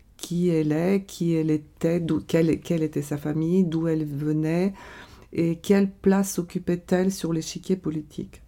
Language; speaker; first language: French; non-native, fluent; Bulgarian